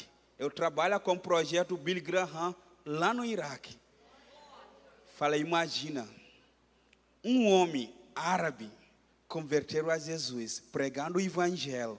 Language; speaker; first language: Portuguese; non-native, fluent; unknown